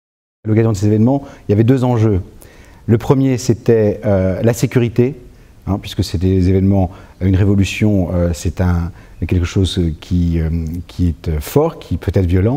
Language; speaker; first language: French; native; French